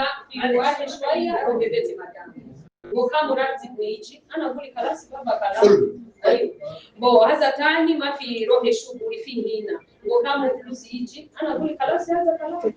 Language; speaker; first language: Arabic; non-native, learner; Rundi